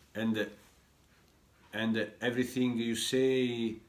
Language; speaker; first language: English; non-native, learner; Italian